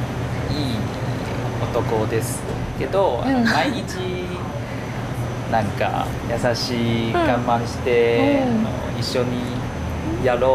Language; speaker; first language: Japanese; non-native, learner; Chinese